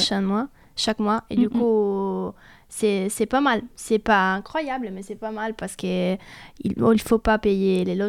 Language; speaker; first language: French; non-native, fluent; Italian